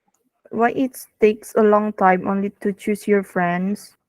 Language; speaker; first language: English; non-native, fluent; Indonesian